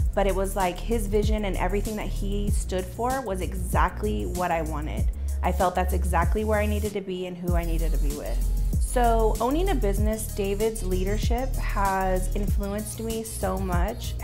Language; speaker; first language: English; native; English